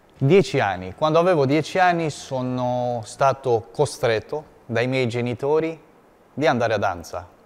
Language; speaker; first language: Italian; non-native, fluent; Romanian